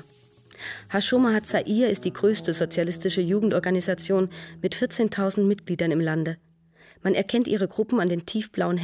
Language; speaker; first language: German; native; German